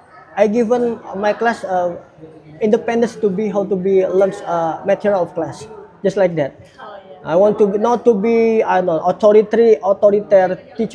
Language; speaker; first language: English; non-native, learner; Indonesian